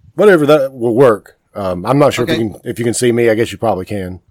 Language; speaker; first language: English; native; English